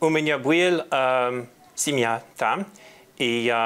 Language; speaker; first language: Russian; non-native, learner; English